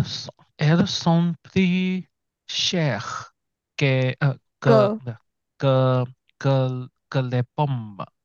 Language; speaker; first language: French; non-native, learner; Chinese